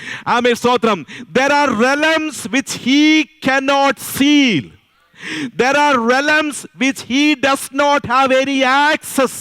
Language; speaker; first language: English; non-native, local second language; Malayalam